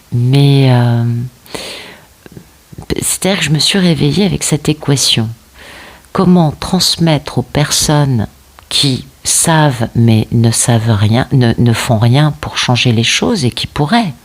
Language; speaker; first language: French; native; French